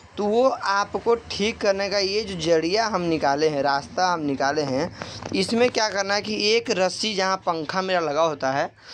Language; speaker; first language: Hindi; native; Hindi